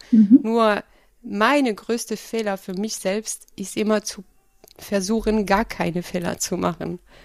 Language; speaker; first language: German; non-native, fluent; French